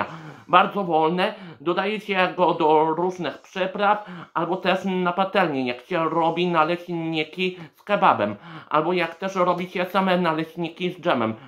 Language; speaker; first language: Polish; native; Polish